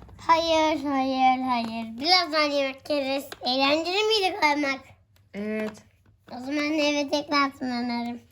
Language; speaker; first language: Turkish; native; Turkish